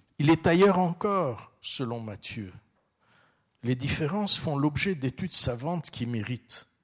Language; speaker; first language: French; early bilingual, other home language; Turkish